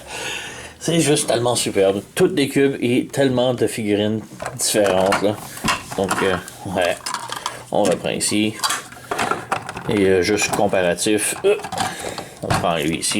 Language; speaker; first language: French; native; French